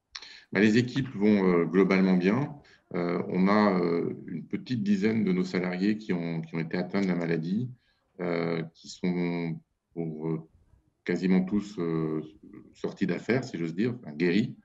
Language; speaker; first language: French; native; French